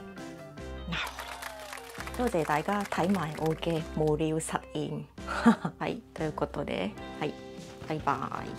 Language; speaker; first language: Cantonese; non-native, fluent; Japanese